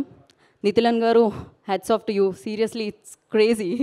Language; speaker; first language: Telugu; native; Telugu